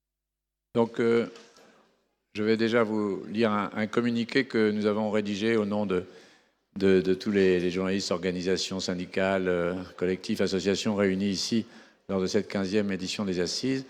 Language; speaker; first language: French; native; French